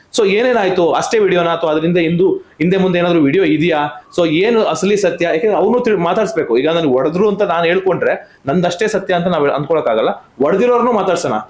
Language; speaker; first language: Kannada; native; Kannada